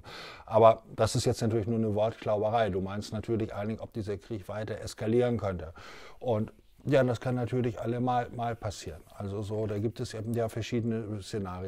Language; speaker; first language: German; native; German